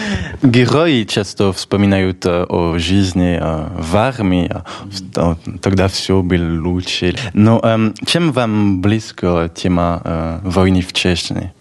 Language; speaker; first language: Russian; non-native, fluent; French